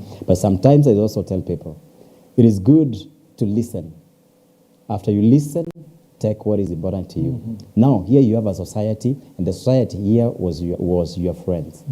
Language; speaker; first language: English; non-native, local second language; Swahili